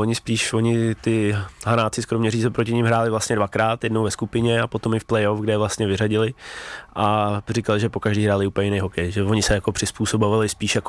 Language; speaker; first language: Czech; native; Czech